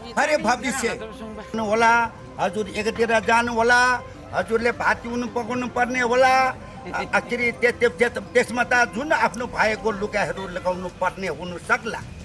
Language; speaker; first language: Nepali; non-native, local second language; Eastern Tamang